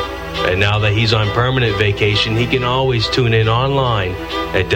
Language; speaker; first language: English; native; English